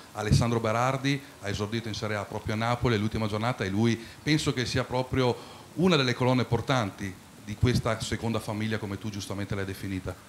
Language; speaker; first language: Italian; native; Italian